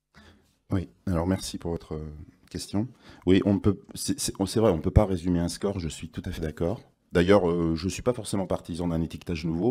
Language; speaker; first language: French; native; French